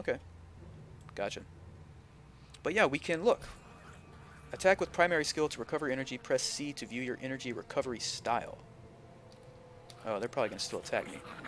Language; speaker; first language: English; native; English